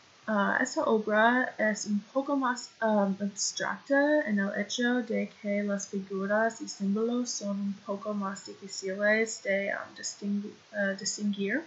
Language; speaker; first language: Spanish; non-native, learner; English